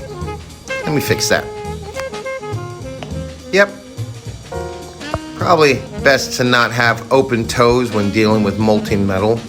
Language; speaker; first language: English; native; English